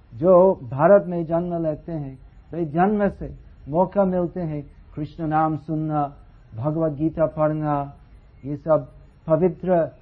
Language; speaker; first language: Hindi; non-native, fluent; English